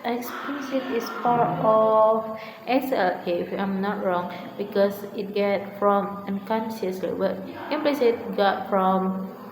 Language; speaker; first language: English; non-native, learner; Indonesian